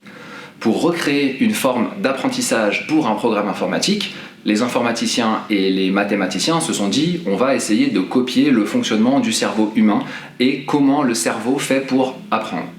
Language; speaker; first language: French; native; French